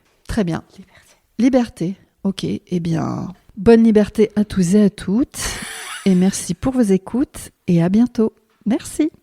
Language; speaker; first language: French; native; French